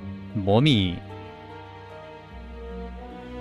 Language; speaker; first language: Korean; native; Korean